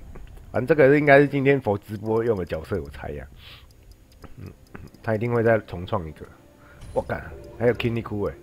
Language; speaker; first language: Chinese; native; Chinese